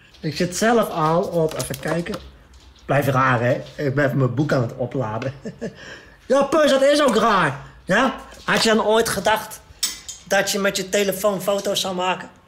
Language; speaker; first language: Dutch; native; Dutch